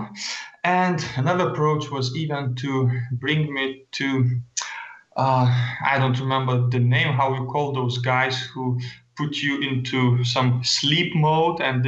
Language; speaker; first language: English; non-native, fluent; Lithuanian